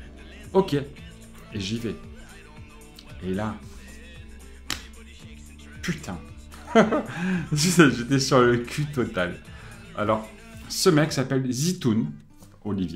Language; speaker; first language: French; native; French